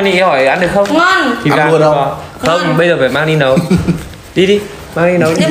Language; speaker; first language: Vietnamese; native; Vietnamese